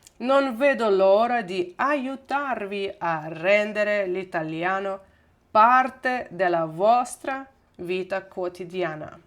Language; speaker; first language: Italian; non-native, fluent; Ukrainian